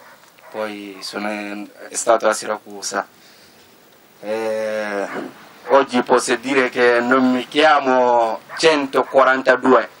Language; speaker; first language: Italian; non-native, learner; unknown